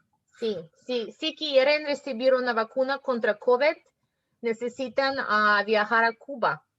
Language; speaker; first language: Spanish; non-native, learner; English